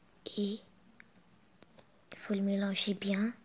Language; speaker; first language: French; non-native, learner; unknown